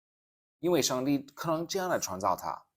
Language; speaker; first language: Chinese; non-native, fluent; English